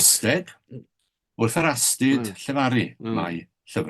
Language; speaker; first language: Welsh; native; Welsh